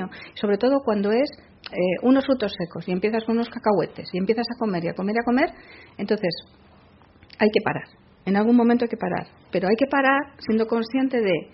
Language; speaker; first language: Spanish; native; Spanish